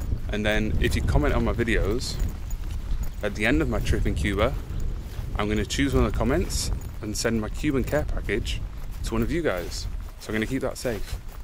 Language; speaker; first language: English; native; English